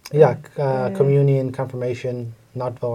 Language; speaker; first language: Swedish; non-native, fluent; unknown